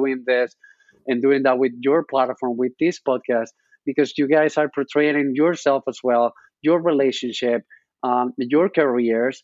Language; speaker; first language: English; non-native, fluent; Spanish